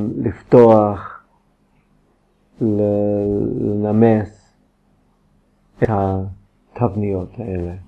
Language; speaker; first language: Hebrew; non-native, fluent; English